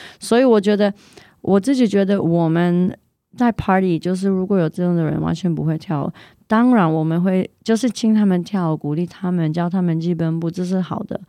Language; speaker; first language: Chinese; non-native, fluent; English